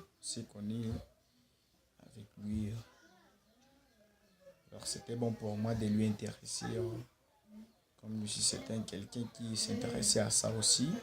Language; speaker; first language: French; non-native, local second language; Swahili